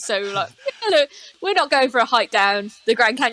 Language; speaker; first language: English; native; English